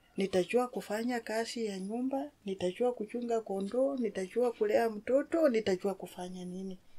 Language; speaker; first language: Swahili; non-native, local second language; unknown